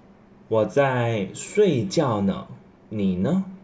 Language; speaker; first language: Chinese; non-native, fluent; English